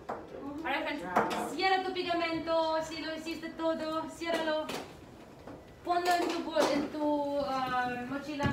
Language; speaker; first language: Spanish; early bilingual, heritage; Spanish